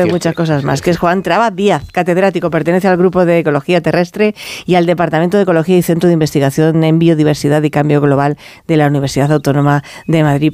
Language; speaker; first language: Spanish; native; Spanish